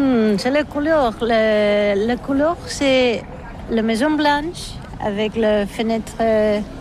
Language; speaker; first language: French; non-native, learner; Catalan